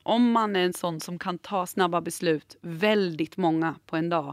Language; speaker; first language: Swedish; non-native, fluent; English